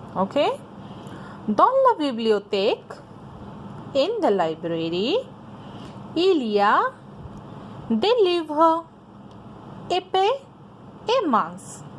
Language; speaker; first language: French; non-native, fluent; Hindi